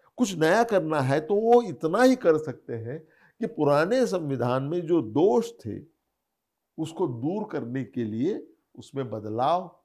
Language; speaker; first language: Hindi; non-native, local second language; Marathi